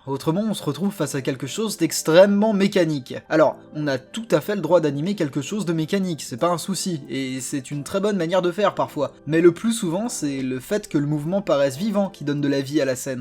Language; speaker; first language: French; native; French